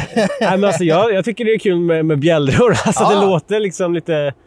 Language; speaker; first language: Swedish; native; Swedish